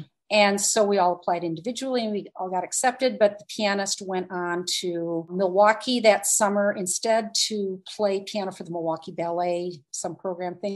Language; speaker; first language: English; native; English